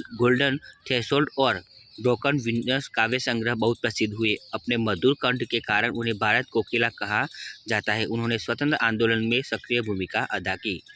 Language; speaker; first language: Hindi; non-native, local second language; Gujarati